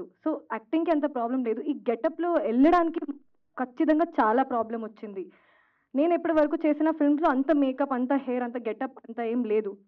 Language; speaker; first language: Telugu; non-native, fluent; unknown